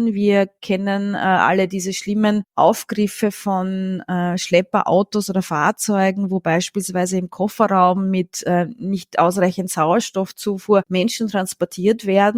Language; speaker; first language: German; native; German